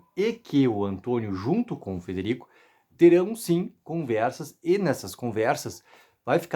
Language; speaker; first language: Portuguese; native; Portuguese